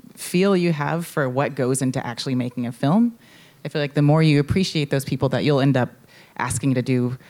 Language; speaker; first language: English; native; English